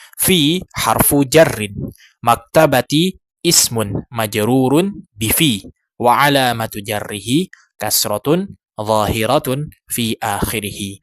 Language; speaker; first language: Arabic; non-native, fluent; Indonesian